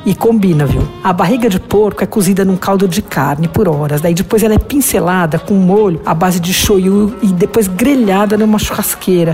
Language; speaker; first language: Portuguese; native; Portuguese